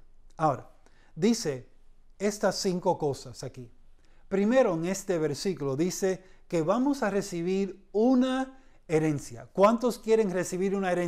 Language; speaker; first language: Spanish; early bilingual, heritage; Spanish